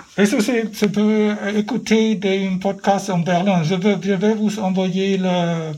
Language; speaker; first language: French; non-native, learner; German